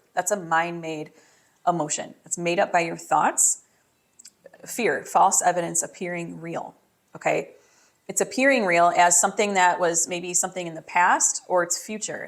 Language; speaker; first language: English; native; English